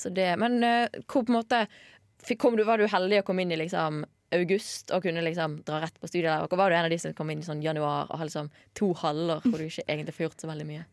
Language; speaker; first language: Norwegian; native; Norwegian